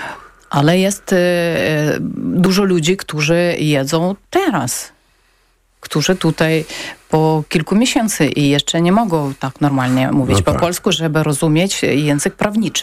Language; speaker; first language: Polish; non-native, learner; Ukrainian